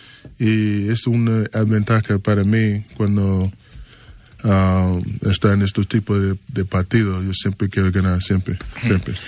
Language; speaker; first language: Spanish; non-native, learner; English